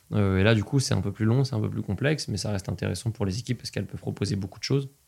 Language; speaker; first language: French; native; French